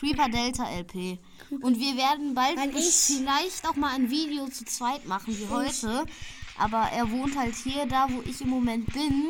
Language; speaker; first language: German; native; German